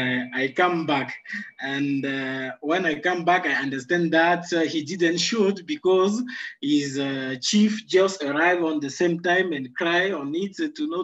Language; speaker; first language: English; non-native, fluent; Sango